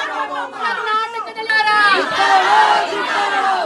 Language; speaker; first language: Kannada; native; Kannada